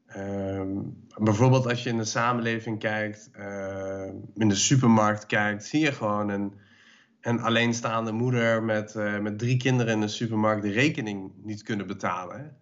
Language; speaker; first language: Dutch; early bilingual, other home language; Persian